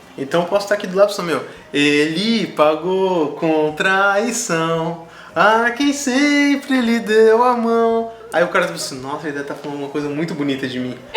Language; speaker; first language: Portuguese; native; Portuguese